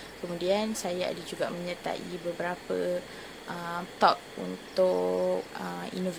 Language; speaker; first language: Malay; native; Malay